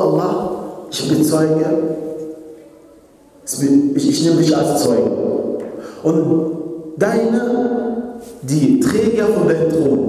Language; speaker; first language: German; non-native, fluent; Arabic